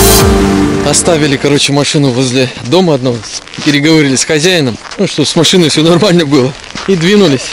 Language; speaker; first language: Russian; native; Russian